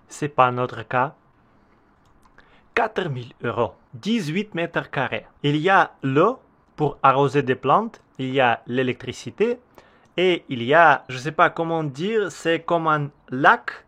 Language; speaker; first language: French; non-native, learner; Russian